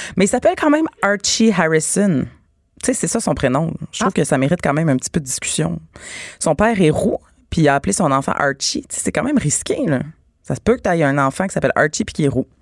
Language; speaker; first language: French; native; French